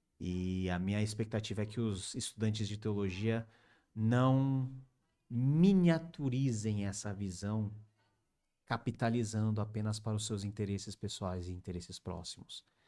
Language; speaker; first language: Portuguese; early bilingual, other home language; Korean